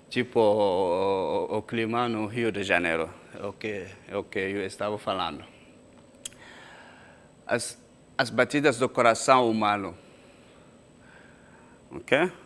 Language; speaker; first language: Portuguese; non-native, fluent; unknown